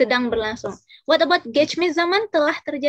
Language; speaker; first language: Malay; non-native, fluent; Indonesian